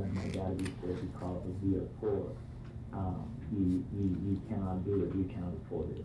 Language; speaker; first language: English; non-native, local second language; Bangla